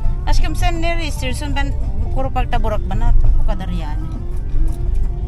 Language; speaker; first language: Turkish; non-native, learner; Filipino